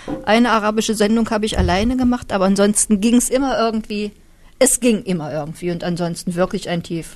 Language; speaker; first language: German; native; German